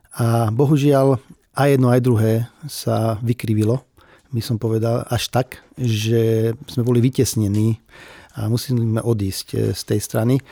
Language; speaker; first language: Slovak; non-native, local second language; Hungarian